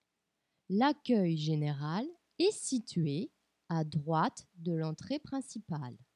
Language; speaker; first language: French; non-native, fluent; Portuguese